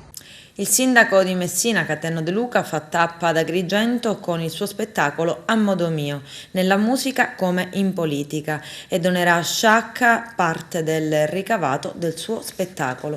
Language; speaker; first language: Italian; native; Italian